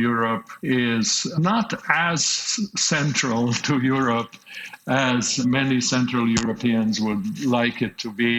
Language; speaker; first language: English; non-native, fluent; Slovak